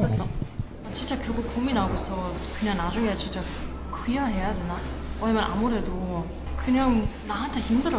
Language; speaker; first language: Korean; non-native, fluent; German